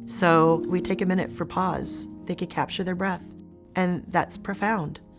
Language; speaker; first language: English; native; English